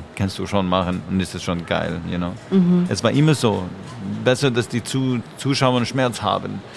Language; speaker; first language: German; non-native, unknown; French